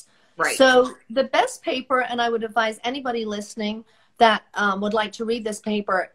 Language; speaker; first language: English; native; English